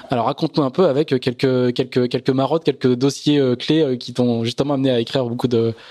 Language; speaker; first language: French; native; French